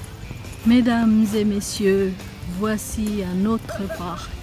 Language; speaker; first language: French; non-native, fluent; Bangla